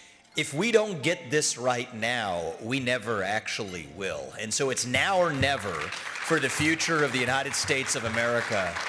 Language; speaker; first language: English; native; English